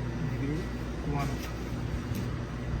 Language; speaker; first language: English; non-native, learner; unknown